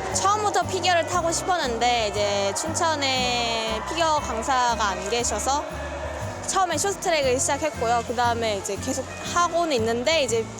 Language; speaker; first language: Korean; native; Korean